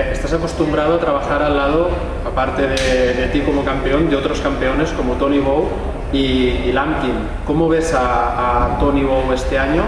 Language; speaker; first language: Spanish; native; Spanish